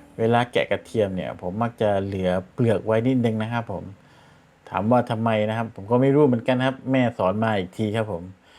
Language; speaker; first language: Thai; non-native, local second language; Malay